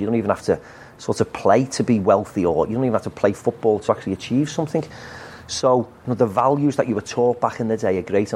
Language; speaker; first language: English; native; English